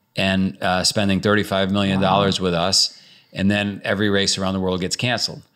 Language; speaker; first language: English; native; English